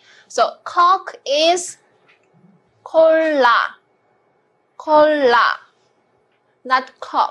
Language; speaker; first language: English; non-native, fluent; Korean